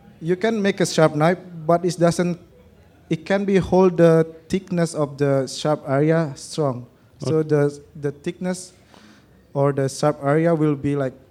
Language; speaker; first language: English; non-native, learner; Indonesian